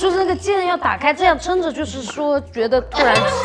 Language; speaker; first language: Chinese; native; Chinese